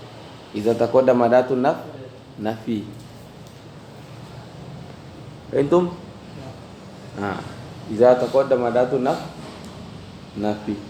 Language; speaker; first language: Arabic; non-native, fluent; Indonesian